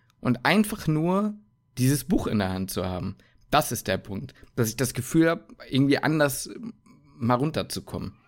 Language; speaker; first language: German; native; German